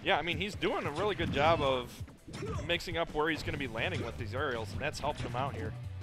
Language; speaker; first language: English; native; English